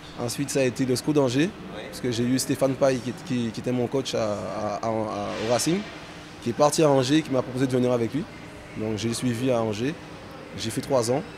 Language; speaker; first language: French; native; French